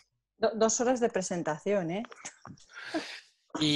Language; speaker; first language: Spanish; native; Spanish